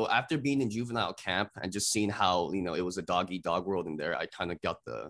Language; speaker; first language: English; native; English